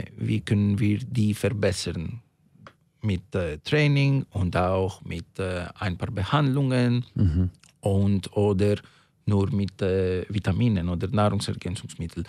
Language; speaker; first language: German; non-native, fluent; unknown